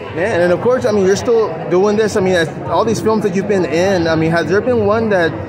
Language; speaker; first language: English; native; English